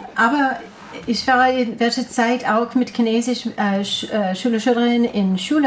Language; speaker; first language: German; non-native, learner; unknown